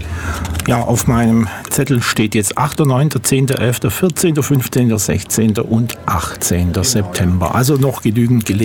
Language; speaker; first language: German; native; German